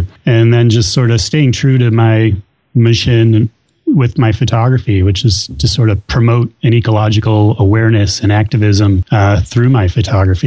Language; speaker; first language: English; native; English